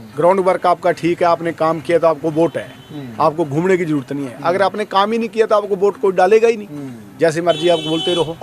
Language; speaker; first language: Hindi; non-native, local second language; Punjabi